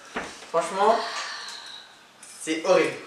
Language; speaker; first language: French; native; French